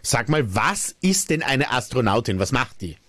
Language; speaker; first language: German; native; German